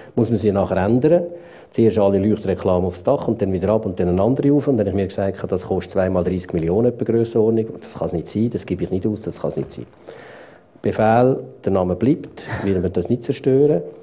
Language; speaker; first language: German; native; German